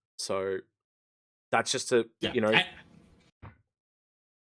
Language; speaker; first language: English; native; English